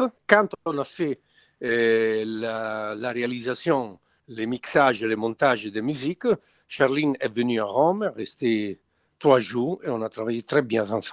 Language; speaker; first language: French; non-native, fluent; Italian